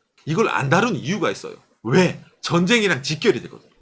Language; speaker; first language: Korean; native; Korean